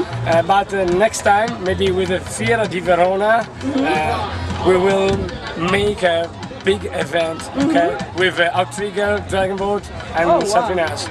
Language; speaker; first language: English; non-native, learner; Italian